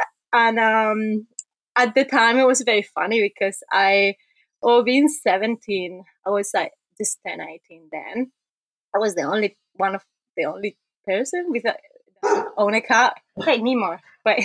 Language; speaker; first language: English; non-native, fluent; Spanish